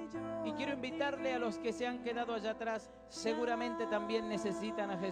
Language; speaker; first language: Spanish; native; Spanish